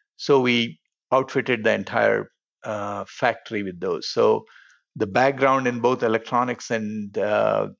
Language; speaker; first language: English; non-native, local second language; Telugu